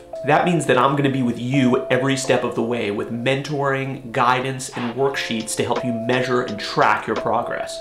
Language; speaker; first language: English; native; English